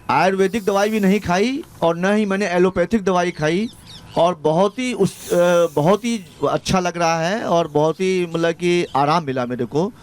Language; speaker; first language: Hindi; native; Hindi